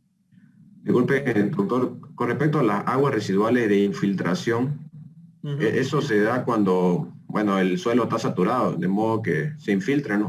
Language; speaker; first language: Spanish; native; Spanish